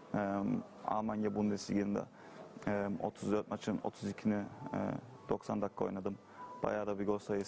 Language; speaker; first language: Turkish; early bilingual, heritage; Turkish